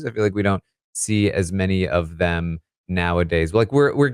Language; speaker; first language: English; native; English